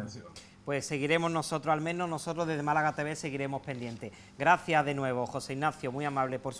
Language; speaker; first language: Spanish; native; Spanish